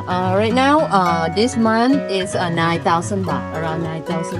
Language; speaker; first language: English; non-native, local second language; Thai